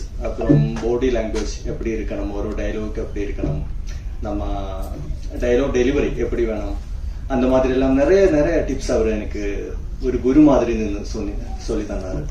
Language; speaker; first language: Tamil; non-native, fluent; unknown